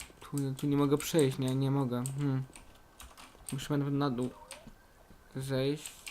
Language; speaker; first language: Polish; native; Polish